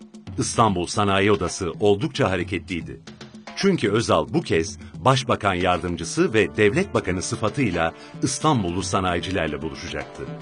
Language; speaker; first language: Turkish; native; Turkish